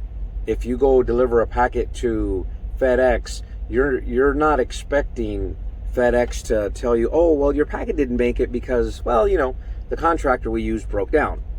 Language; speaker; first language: English; native; English